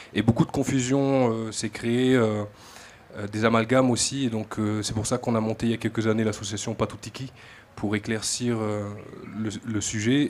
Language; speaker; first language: French; native; French